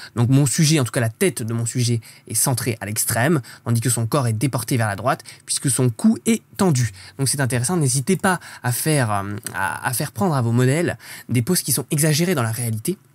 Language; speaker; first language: French; native; French